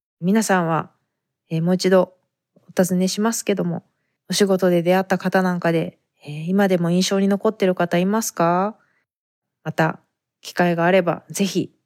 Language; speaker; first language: Japanese; native; Japanese